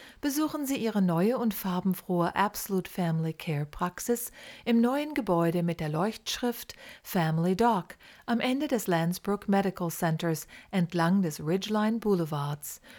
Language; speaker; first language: German; native; German